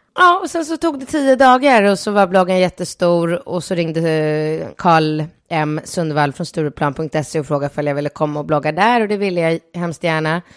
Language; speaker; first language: Swedish; early bilingual, other home language; Polish